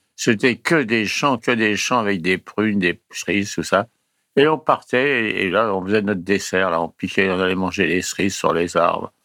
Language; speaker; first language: French; early bilingual, other home language; Italian